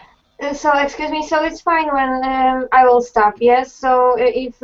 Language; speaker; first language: English; non-native, fluent; Polish